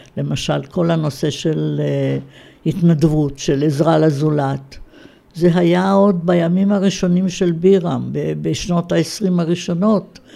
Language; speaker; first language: Hebrew; native; Hebrew